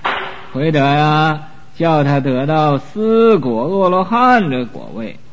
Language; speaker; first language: Chinese; native; Chinese